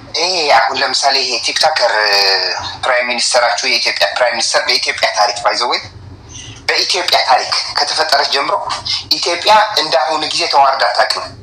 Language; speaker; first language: Amharic; non-native, local second language; Tigrinya